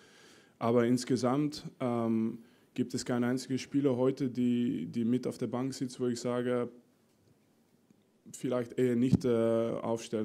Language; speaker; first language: German; non-native, fluent; French